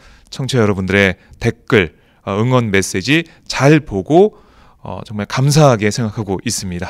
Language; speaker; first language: Korean; native; Korean